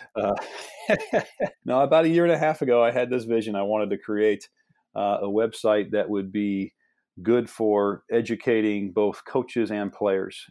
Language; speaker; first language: English; native; English